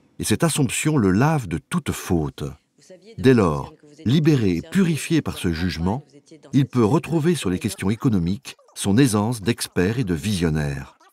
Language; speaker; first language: French; native; French